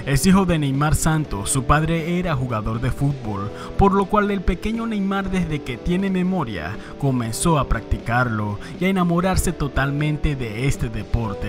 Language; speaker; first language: Spanish; native; Spanish